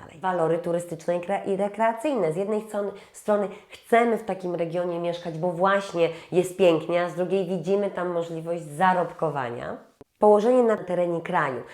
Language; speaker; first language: Polish; native; Polish